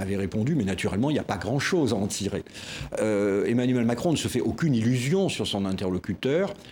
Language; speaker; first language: French; native; French